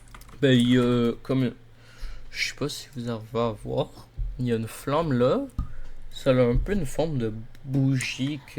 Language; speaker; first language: French; native; French